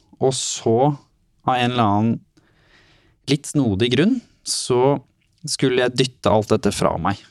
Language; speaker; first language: Norwegian; native; Norwegian